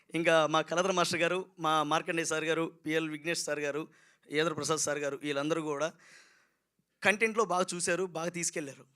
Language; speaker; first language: Telugu; native; Telugu